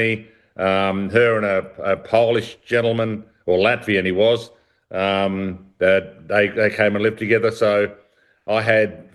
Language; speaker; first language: English; native; English